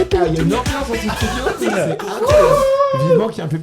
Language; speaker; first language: French; native; French